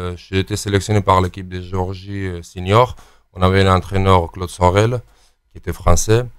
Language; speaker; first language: French; non-native, fluent; Georgian